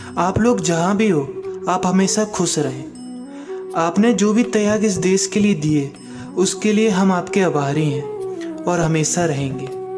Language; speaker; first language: Hindi; native; Hindi